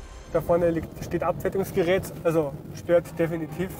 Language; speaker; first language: German; native; German